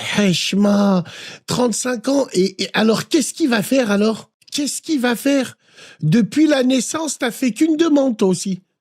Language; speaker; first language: French; native; French